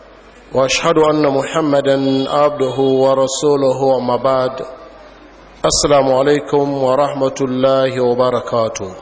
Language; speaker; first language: Arabic; non-native, fluent; Hausa